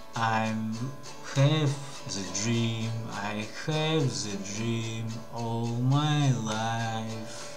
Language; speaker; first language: English; non-native, learner; Russian